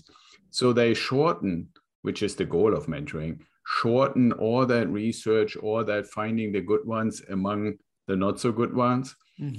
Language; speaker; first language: English; non-native, fluent; German